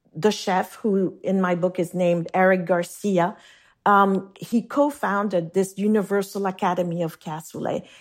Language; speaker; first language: English; non-native, fluent; French